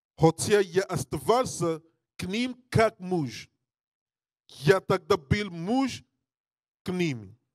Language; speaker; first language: Russian; non-native, learner; English